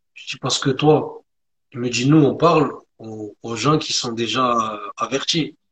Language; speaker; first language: French; early bilingual, other home language; Arabic